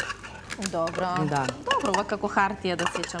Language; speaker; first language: Macedonian; native; Macedonian